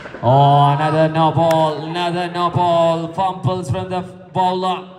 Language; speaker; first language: English; non-native, local second language; Malayalam